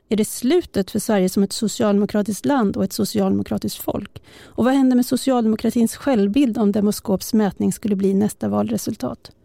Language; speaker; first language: Swedish; native; Swedish